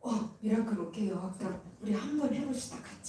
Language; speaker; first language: Korean; native; Korean